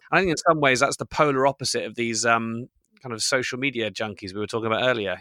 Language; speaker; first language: English; native; English